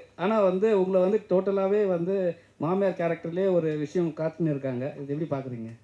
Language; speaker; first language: Tamil; native; Tamil